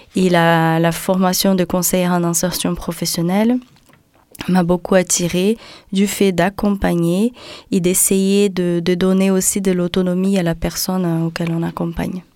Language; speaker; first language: French; non-native, fluent; Portuguese